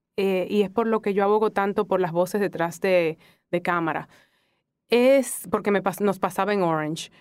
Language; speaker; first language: Spanish; native; Spanish